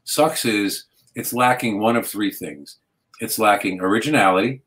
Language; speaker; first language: English; native; English